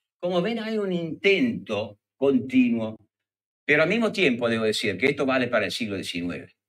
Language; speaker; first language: Spanish; non-native, fluent; Italian